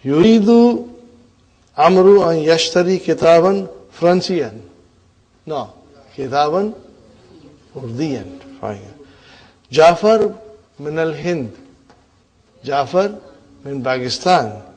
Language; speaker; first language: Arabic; non-native, fluent; Urdu